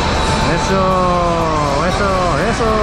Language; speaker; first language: Spanish; non-native, learner; Japanese